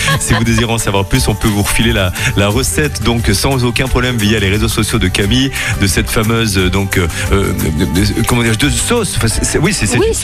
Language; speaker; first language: French; native; French